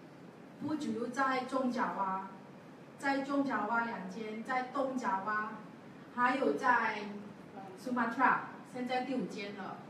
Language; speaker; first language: Chinese; non-native, learner; Javanese